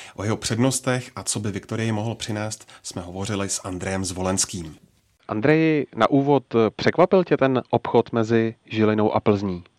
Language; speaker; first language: Czech; native; Czech